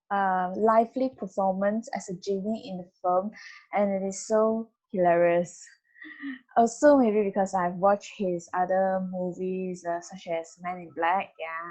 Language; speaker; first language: English; non-native, fluent; Chinese